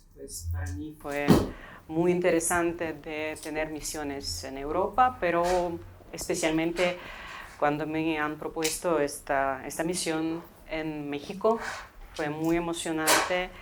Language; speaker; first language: Spanish; non-native, fluent; Ukrainian